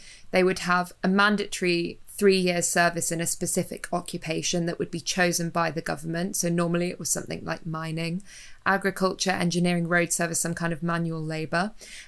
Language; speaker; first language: English; native; English